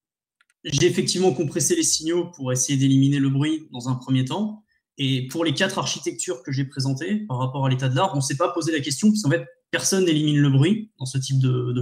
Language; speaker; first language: French; native; French